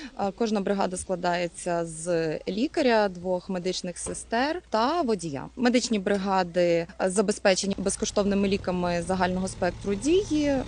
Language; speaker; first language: Ukrainian; native; Ukrainian